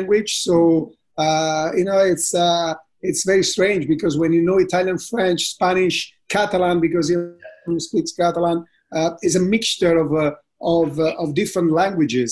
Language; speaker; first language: English; non-native, fluent; Italian